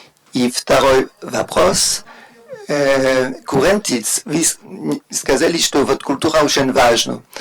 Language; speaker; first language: Russian; non-native, fluent; French